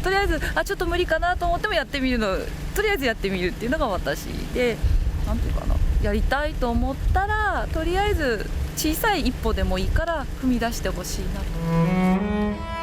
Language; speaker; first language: Japanese; native; Japanese